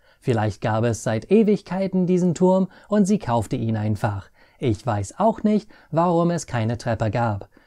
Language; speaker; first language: German; non-native, fluent; English